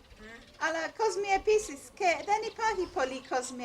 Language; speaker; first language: Greek; non-native, learner; Macedonian